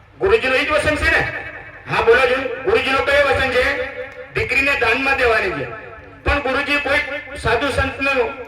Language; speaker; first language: Gujarati; non-native, local second language; Bhili